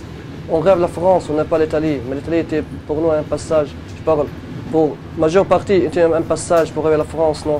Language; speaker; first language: French; non-native, local second language; Arabic